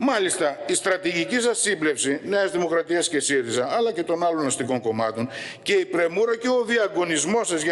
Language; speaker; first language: Greek; native; Greek